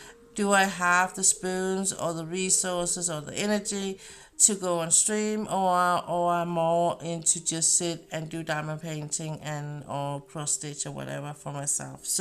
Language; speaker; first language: English; non-native, fluent; Danish